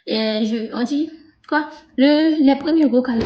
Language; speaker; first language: French; native; French